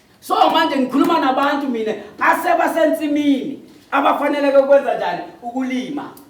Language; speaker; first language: Zulu; non-native, local second language; Southern Sotho